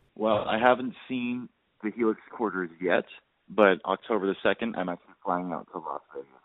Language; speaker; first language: English; native; English